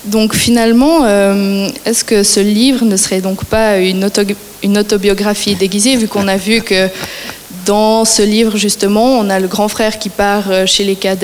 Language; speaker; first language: French; native; French